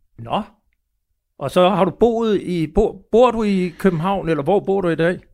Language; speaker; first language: Danish; native; Danish